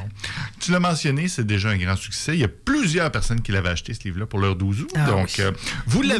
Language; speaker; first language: French; native; French